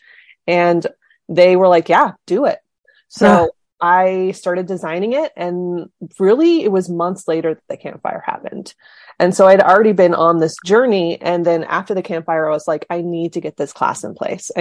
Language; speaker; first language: English; native; English